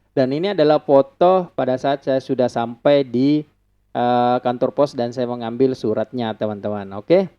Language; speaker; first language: Indonesian; non-native, local second language; Buginese